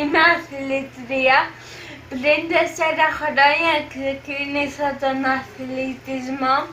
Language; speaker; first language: Greek; early bilingual, other home language; Arabic